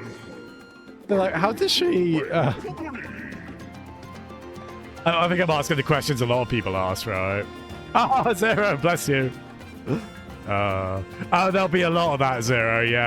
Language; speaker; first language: English; native; English